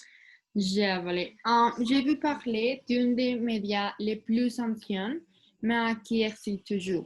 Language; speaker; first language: French; non-native, learner; Spanish